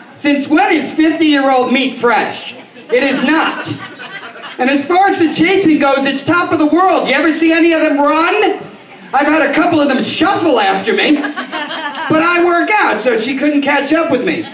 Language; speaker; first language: English; native; English